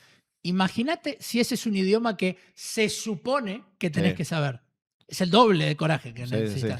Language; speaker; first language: Spanish; native; Spanish